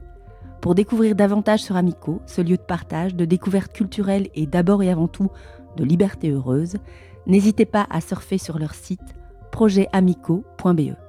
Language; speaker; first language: French; native; French